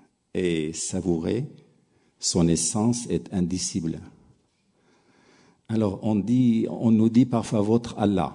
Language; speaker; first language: French; non-native, local second language; Arabic